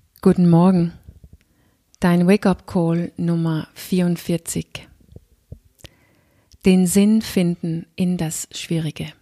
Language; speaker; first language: German; non-native, fluent; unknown